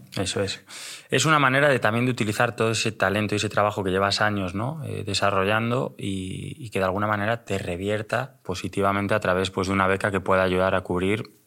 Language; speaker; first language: Spanish; native; Spanish